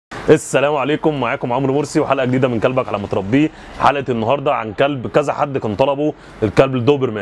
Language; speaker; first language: Arabic; native; Arabic